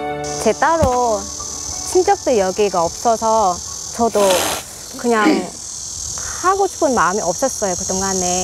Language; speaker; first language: Korean; non-native, fluent; Vietnamese